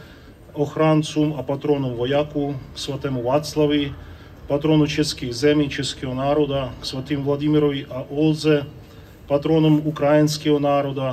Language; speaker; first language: Czech; non-native, fluent; Ukrainian